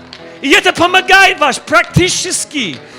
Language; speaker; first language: Russian; non-native, learner; English